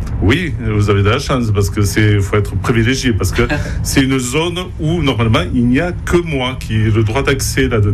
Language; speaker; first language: French; native; French